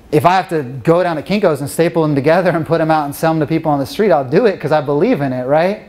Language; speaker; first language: English; native; English